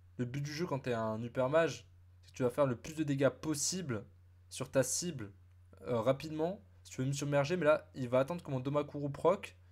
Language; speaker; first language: French; native; French